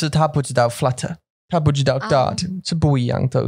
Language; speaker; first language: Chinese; non-native, learner; English